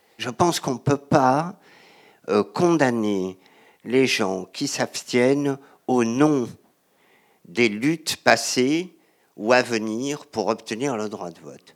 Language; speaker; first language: French; native; French